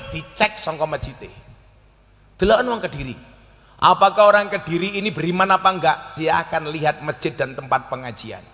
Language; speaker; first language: Indonesian; native; Indonesian